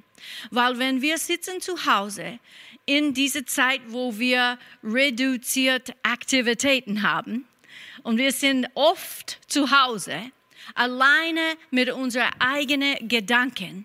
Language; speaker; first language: German; non-native, fluent; English